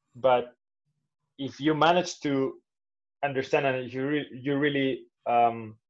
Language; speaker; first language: English; non-native, fluent; Spanish